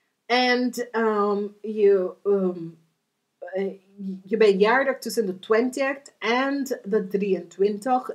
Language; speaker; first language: Dutch; non-native, learner; English